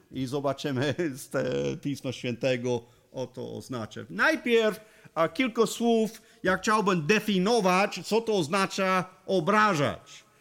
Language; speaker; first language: Polish; non-native, learner; English